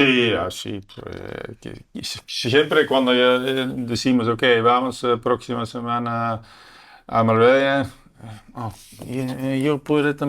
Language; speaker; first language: Spanish; non-native, learner; Dutch